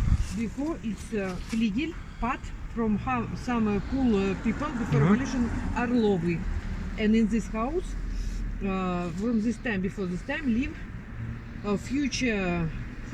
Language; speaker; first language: English; non-native, learner; Russian